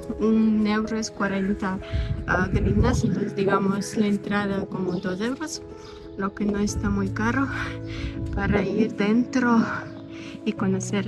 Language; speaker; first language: Spanish; non-native, fluent; Ukrainian